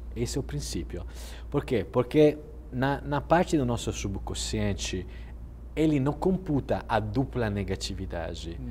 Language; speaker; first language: Portuguese; non-native, fluent; Italian